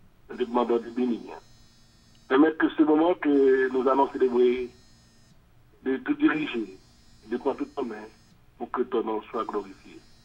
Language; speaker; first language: French; native; French